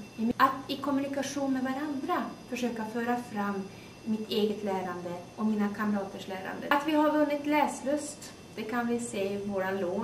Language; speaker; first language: Swedish; native; Swedish